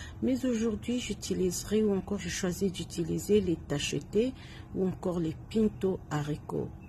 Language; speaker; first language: French; non-native, local second language; Lingala